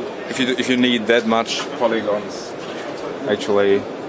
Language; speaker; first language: English; non-native, fluent; German